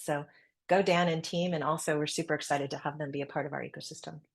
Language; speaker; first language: English; native; English